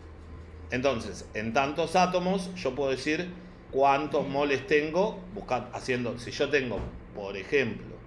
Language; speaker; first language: Spanish; native; Spanish